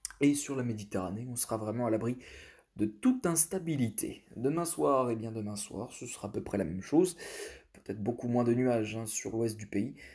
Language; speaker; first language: French; native; French